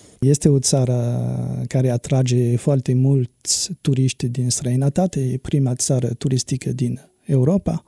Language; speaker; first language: Romanian; non-native, fluent; French